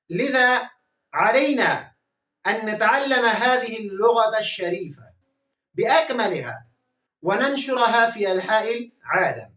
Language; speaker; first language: Arabic; non-native, fluent; Urdu